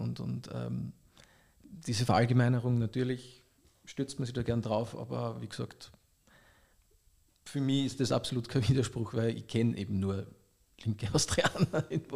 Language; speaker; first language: German; native; German